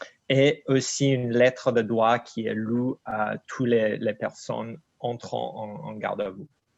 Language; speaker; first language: French; non-native, fluent; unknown